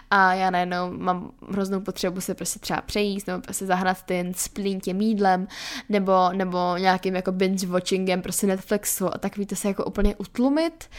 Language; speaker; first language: Czech; native; Czech